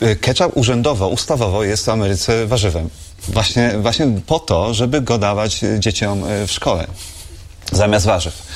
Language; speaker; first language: Polish; native; Polish